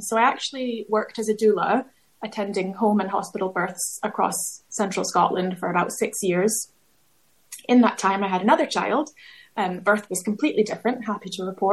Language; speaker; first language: English; native; English